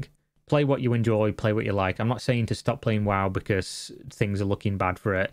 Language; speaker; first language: English; native; English